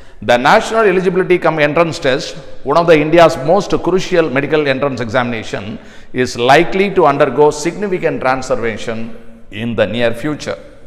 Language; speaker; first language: English; non-native, local second language; Tamil